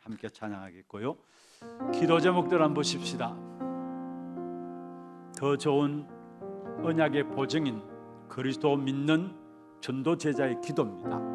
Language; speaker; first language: Korean; native; Korean